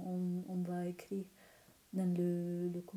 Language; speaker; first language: French; non-native, learner; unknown